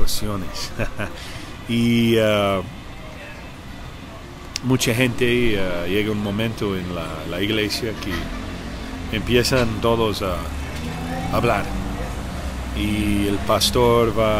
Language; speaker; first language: Spanish; non-native, learner; English